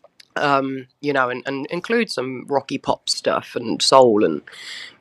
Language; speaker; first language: English; native; English